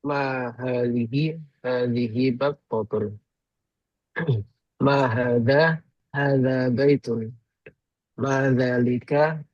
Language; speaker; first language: Arabic; non-native, learner; Indonesian